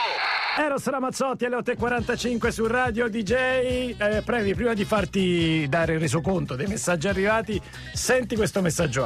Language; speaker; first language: Italian; native; Italian